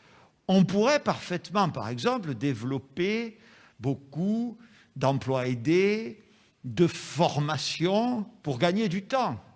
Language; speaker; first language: French; native; French